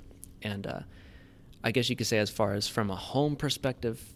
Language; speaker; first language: English; native; English